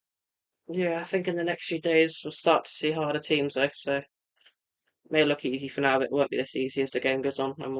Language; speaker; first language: English; native; English